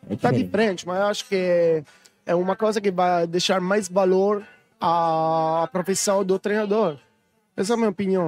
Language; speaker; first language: Portuguese; non-native, learner; Italian